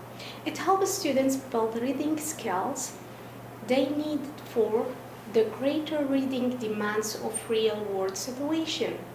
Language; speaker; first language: English; non-native, fluent; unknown